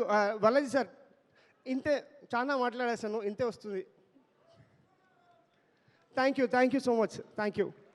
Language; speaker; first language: Telugu; non-native, learner; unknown